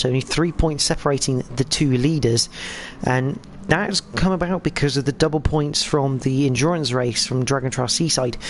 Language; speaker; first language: English; native; English